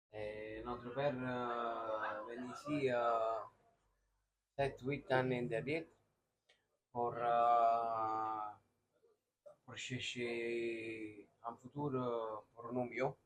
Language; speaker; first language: French; non-native, learner; Italian